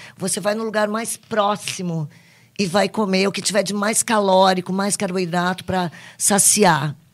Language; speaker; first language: Portuguese; native; Portuguese